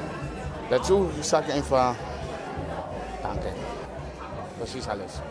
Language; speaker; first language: German; non-native, learner; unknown